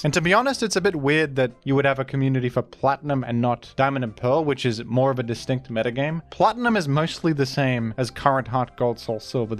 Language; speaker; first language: English; native; English